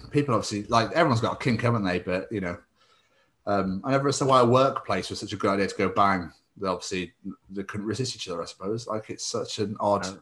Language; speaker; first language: English; native; English